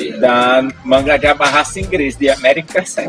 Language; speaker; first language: Indonesian; non-native, fluent; Portuguese